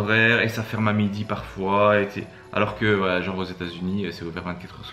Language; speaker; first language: French; native; French